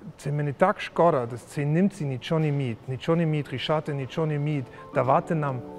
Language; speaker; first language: Ukrainian; non-native, learner; German